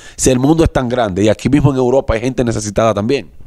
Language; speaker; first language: Spanish; native; Spanish